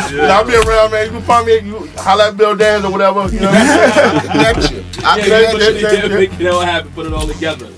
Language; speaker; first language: English; native; English